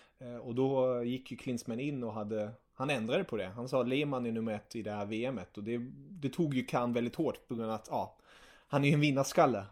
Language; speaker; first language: Swedish; early bilingual, other home language; German